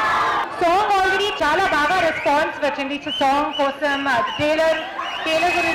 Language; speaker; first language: Telugu; non-native, learner; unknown